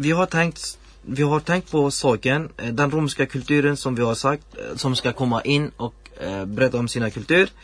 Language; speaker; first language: Swedish; non-native, learner; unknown